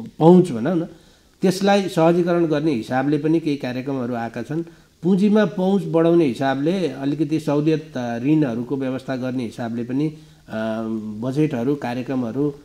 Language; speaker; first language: Nepali; native; Nepali